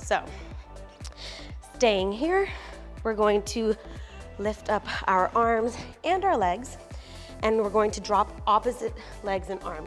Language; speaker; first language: English; native; English